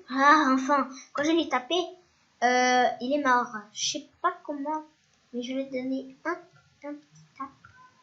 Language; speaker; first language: French; non-native, fluent; Spanish